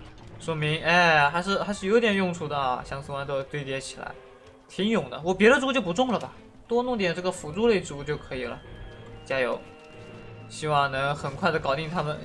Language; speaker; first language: Chinese; native; Chinese